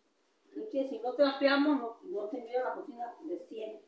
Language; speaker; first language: Spanish; native; Spanish